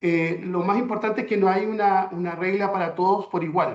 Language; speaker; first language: Spanish; native; Spanish